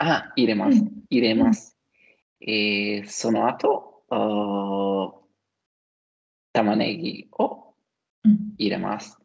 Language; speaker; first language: Japanese; non-native, learner; Italian